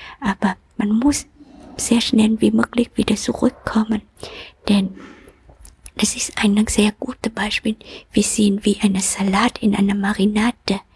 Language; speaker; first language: German; non-native, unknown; Vietnamese